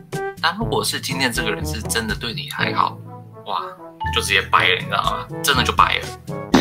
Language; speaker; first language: Chinese; native; Chinese